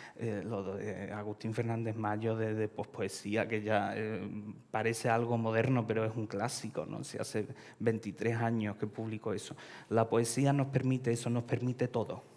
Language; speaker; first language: Spanish; early bilingual, other home language; Ukrainian